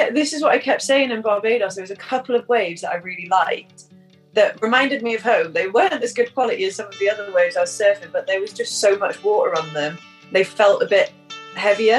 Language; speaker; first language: English; native; English